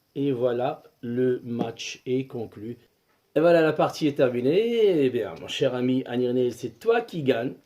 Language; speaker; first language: French; non-native, local second language; Arabic